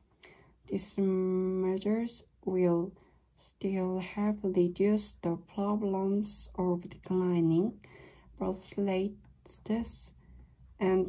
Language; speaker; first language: English; non-native, learner; Korean